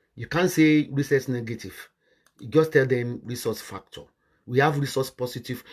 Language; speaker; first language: English; non-native, local second language; Yoruba